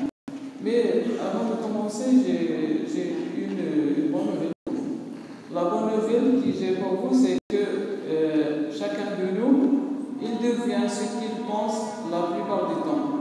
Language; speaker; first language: French; non-native, local second language; Arabic